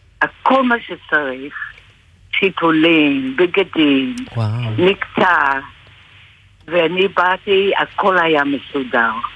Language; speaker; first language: Hebrew; non-native, fluent; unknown